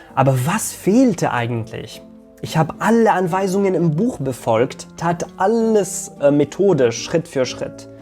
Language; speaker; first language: German; non-native, fluent; Arabic